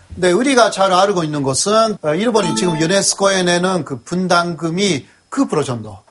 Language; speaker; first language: Korean; non-native, fluent; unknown